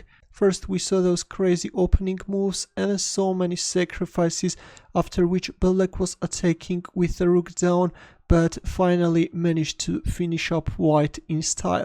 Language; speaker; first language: English; non-native, fluent; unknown